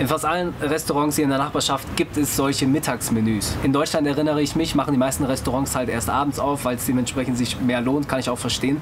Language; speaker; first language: German; native; German